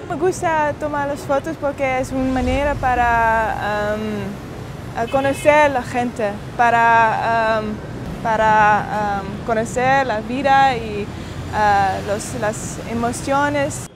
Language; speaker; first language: Spanish; non-native, learner; Dutch